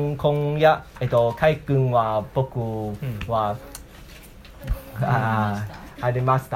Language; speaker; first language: Japanese; non-native, learner; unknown